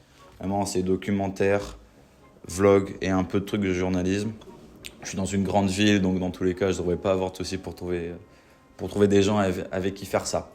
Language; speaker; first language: French; native; French